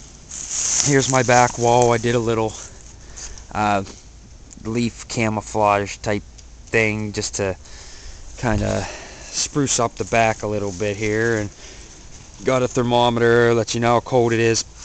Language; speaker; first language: English; native; English